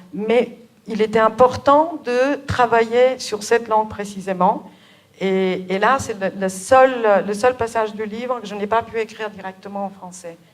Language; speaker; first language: French; non-native, fluent; Bulgarian